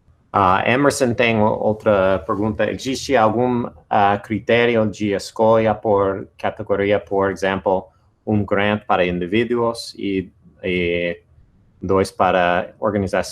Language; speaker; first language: Portuguese; non-native, fluent; English